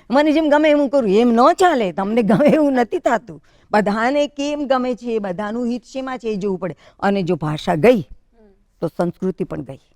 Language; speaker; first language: Gujarati; native; Gujarati